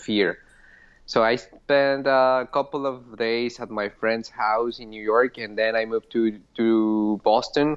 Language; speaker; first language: English; non-native, fluent; Spanish